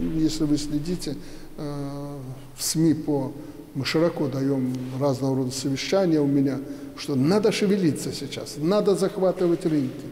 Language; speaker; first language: Russian; native; Russian